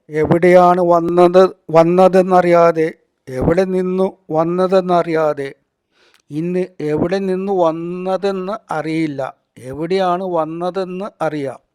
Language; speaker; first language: Malayalam; native; Malayalam